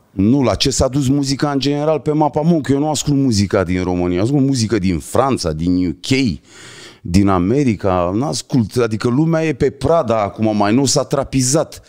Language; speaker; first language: Romanian; native; Romanian